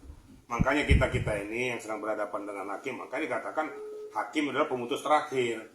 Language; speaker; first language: Indonesian; native; Indonesian